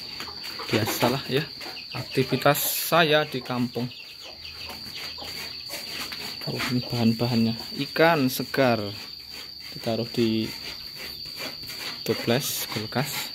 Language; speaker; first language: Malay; non-native, local second language; Javanese